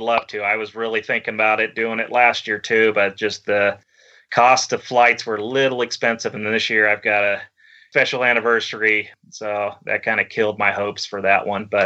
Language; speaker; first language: English; native; English